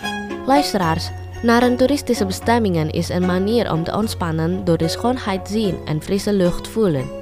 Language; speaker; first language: Dutch; non-native, fluent; Indonesian